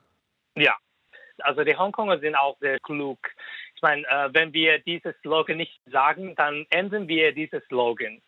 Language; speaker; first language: German; non-native, fluent; Cantonese